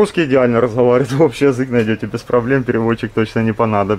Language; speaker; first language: Russian; native; Russian